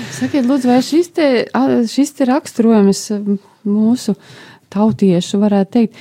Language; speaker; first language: Latvian; native; Latvian